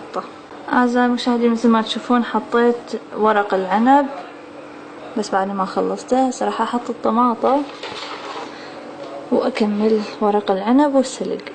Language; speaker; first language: Arabic; native; Arabic